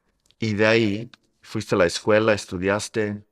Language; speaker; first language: Spanish; early bilingual, heritage; Spanish